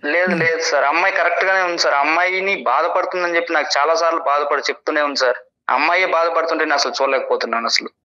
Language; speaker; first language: Telugu; native; Telugu